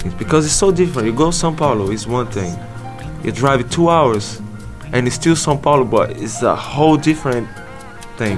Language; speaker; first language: English; non-native, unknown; Portuguese